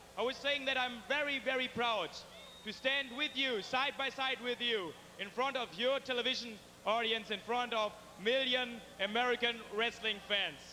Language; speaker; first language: English; non-native, fluent; German